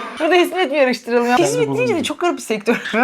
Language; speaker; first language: Turkish; native; Turkish